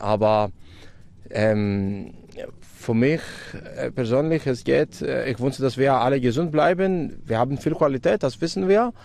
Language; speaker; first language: German; non-native, fluent; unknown